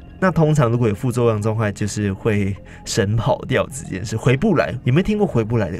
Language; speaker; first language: Chinese; native; Chinese